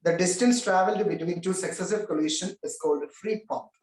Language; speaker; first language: English; non-native, local second language; Malayalam